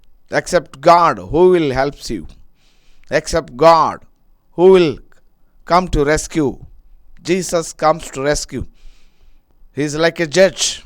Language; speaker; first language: English; non-native, local second language; Telugu